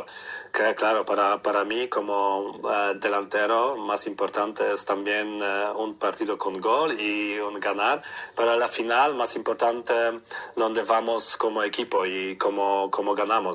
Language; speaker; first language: Spanish; non-native, learner; Polish